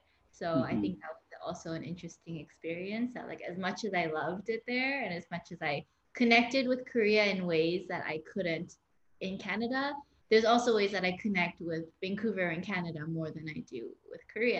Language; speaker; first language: English; native; English